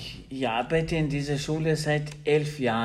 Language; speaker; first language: German; non-native, learner; Albanian